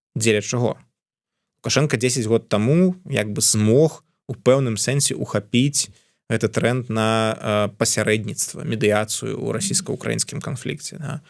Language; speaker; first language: Belarusian; non-native, local second language; Russian